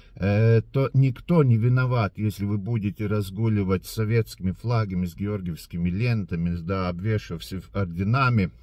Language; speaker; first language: Russian; non-native, local second language; Latvian